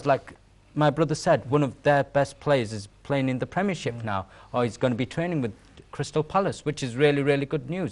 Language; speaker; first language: English; native; English